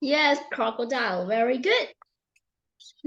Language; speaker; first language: English; non-native, fluent; Vietnamese